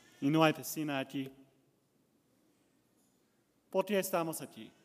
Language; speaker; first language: Spanish; non-native, learner; English